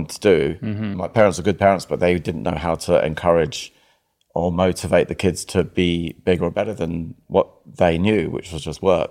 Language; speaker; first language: English; native; English